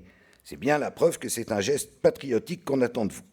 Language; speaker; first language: French; native; French